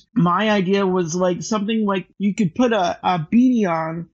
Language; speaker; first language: English; native; English